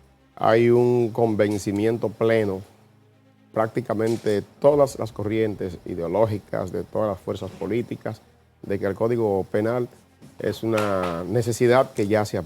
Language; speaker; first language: Spanish; native; Spanish